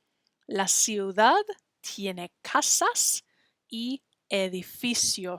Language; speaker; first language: Spanish; non-native, fluent; English